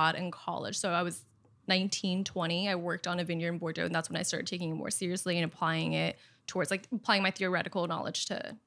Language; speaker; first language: English; early bilingual, other home language; Chinese